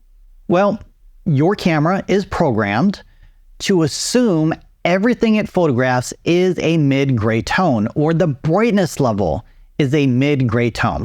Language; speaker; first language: English; native; English